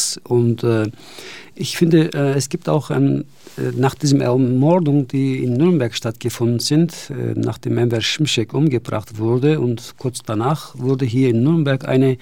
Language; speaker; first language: German; non-native, fluent; Turkish